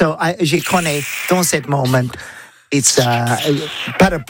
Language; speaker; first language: French; non-native, learner; English